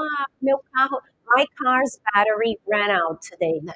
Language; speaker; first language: English; non-native, fluent; Portuguese